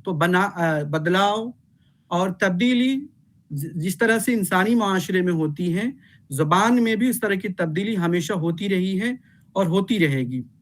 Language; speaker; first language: Urdu; native; Urdu